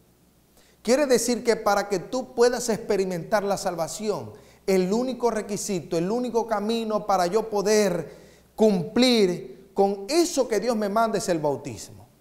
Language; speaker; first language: Spanish; native; Spanish